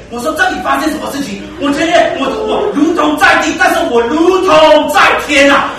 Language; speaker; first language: Chinese; early bilingual, heritage; Chinese